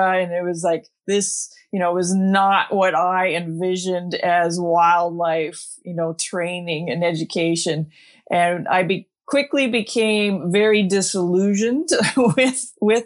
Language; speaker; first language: English; native; English